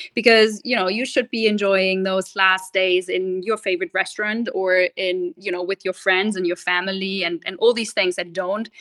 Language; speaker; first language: English; non-native, fluent; German